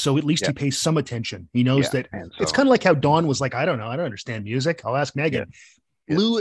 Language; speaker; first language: English; native; English